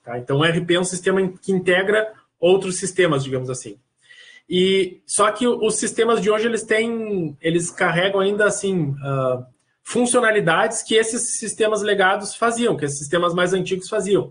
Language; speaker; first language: Portuguese; native; Portuguese